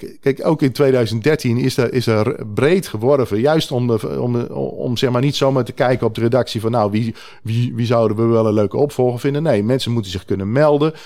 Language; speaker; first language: Dutch; native; Dutch